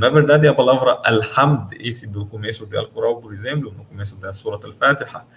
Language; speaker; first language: Portuguese; non-native, learner; Arabic